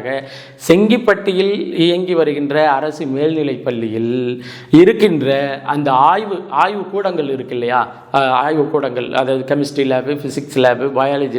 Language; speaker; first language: Tamil; native; Tamil